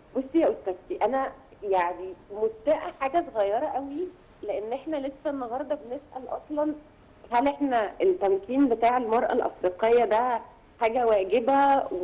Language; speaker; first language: Arabic; native; Arabic